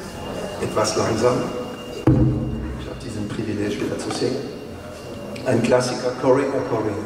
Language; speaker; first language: German; non-native, learner; French